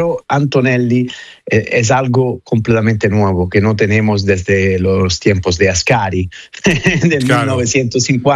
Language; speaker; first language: Spanish; non-native, fluent; Italian